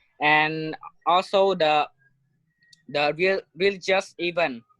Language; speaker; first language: English; non-native, learner; Khmer